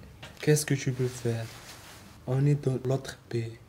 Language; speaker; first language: French; non-native, learner; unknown